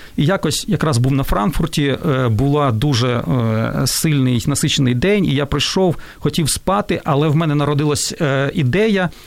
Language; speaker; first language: Ukrainian; non-native, local second language; Russian